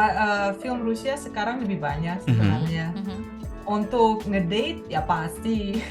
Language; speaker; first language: Indonesian; non-native, fluent; Russian